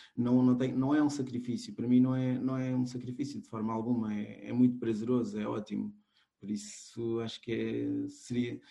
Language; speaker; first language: Portuguese; non-native, local second language; Kabuverdianu